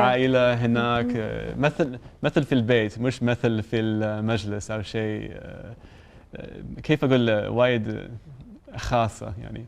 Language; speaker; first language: Arabic; non-native, learner; English